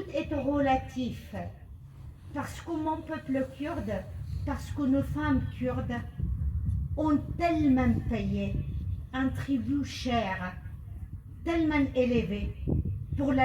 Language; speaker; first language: French; non-native, fluent; Arabic